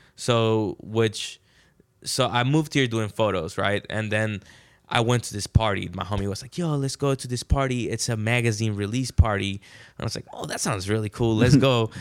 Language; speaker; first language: English; non-native, fluent; Spanish